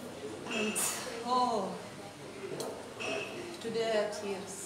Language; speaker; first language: English; non-native, learner; Lithuanian